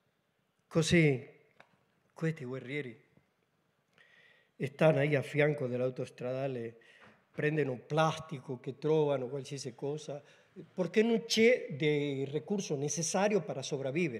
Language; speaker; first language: Italian; non-native, learner; Spanish